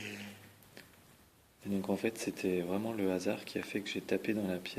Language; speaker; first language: French; native; French